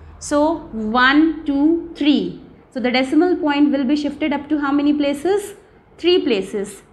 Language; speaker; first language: English; non-native, local second language; Hindi